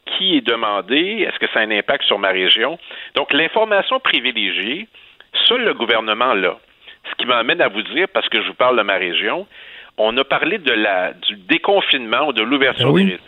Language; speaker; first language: French; native; French